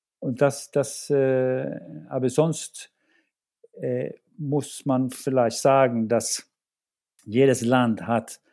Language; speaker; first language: German; non-native, fluent; Swedish